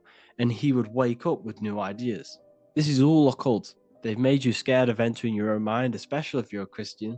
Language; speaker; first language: English; native; English